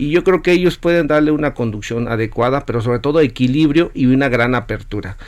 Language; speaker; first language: Spanish; native; Spanish